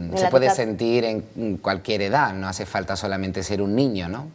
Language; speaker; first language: Spanish; native; Spanish